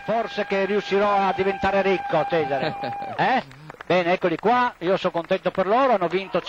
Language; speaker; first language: Italian; native; Italian